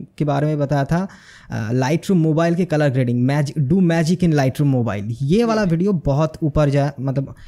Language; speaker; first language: Hindi; non-native, local second language; Bangla